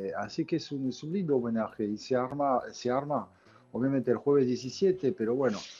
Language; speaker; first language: Spanish; non-native, fluent; French